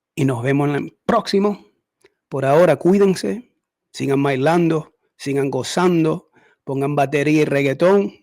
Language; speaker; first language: Spanish; early bilingual, heritage; Spanish